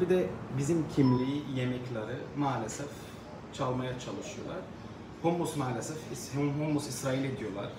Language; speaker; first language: Turkish; non-native, fluent; Arabic